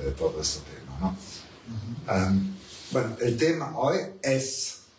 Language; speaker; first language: Spanish; non-native, learner; Italian